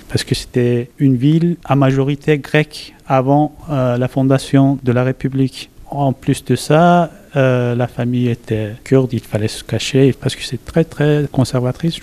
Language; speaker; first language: French; non-native, fluent; Turkish